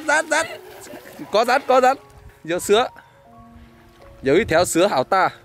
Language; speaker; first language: Chinese; non-native, learner; Vietnamese